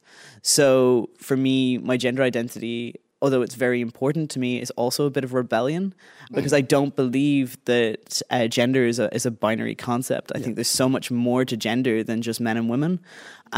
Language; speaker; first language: English; native; English